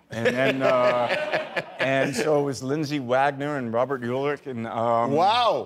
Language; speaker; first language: English; native; English